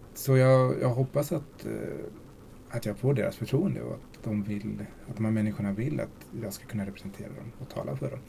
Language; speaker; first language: Swedish; early bilingual, other home language; Spanish